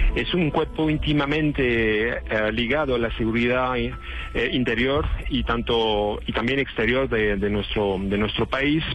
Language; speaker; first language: Spanish; non-native, fluent; French